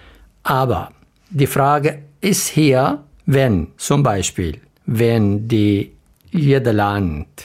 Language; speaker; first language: German; non-native, learner; Arabic